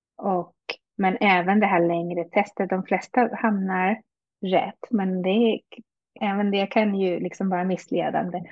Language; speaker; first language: Swedish; native; Swedish